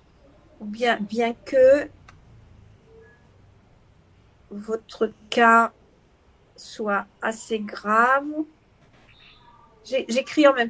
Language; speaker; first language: French; native; French